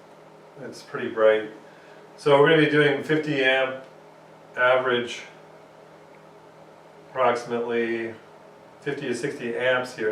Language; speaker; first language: English; native; English